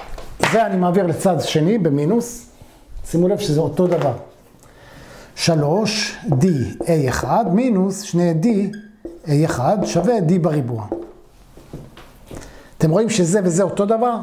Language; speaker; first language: Hebrew; native; Hebrew